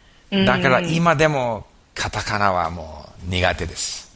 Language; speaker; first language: Japanese; non-native, fluent; English